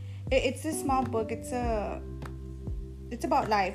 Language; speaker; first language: English; early bilingual, other home language; Spanish